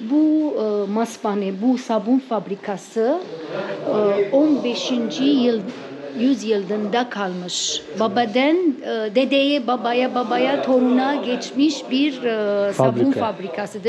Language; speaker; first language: Turkish; non-native, fluent; Arabic